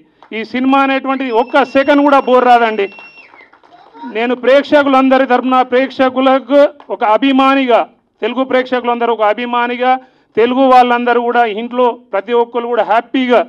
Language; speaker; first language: Telugu; native; Telugu